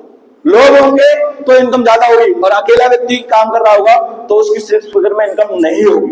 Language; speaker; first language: Hindi; native; Hindi